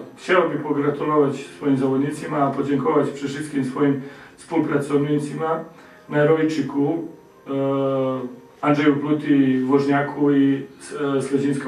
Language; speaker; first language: Polish; non-native, learner; Serbian